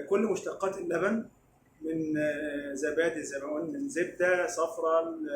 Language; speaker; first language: Arabic; native; Arabic